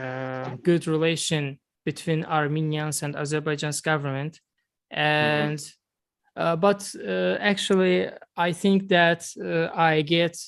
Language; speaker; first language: English; non-native, learner; Azerbaijani